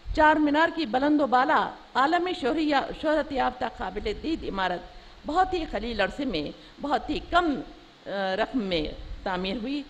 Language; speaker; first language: Urdu; native; Urdu